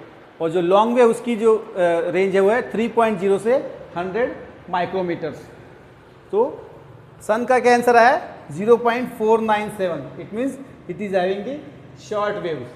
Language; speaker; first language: Hindi; native; Hindi